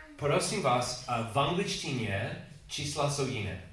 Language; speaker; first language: Czech; non-native, learner; English